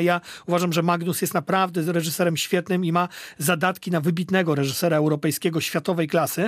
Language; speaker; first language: Polish; native; Polish